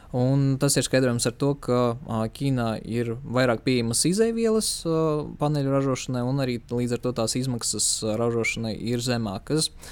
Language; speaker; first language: Latvian; non-native, local second language; Russian